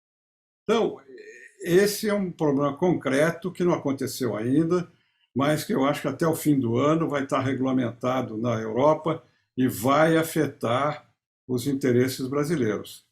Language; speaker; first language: Portuguese; native; Portuguese